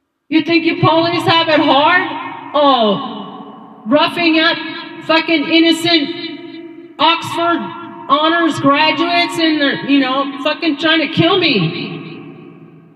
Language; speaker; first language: English; native; English